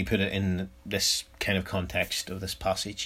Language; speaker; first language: English; native; English